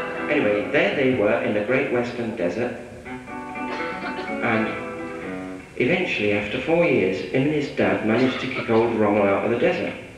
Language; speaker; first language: English; native; English